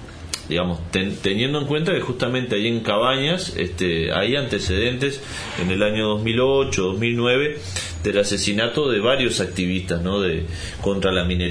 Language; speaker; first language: Spanish; native; Spanish